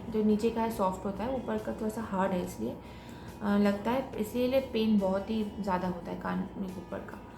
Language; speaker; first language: Hindi; non-native, local second language; Bangla